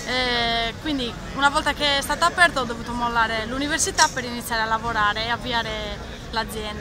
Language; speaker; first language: Italian; native; Italian